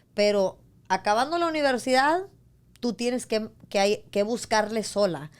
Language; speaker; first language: Spanish; early bilingual, heritage; Spanish